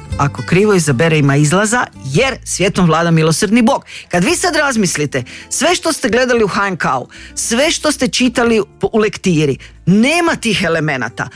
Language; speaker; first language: Croatian; native; Croatian